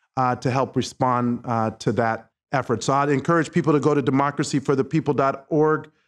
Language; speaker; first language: English; native; English